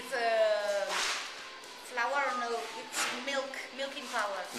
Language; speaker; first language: English; non-native, learner; Spanish